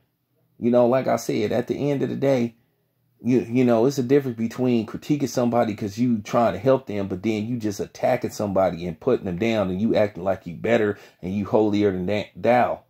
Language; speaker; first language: English; native; English